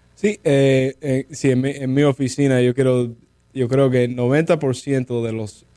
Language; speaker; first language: Spanish; early bilingual, heritage; Spanish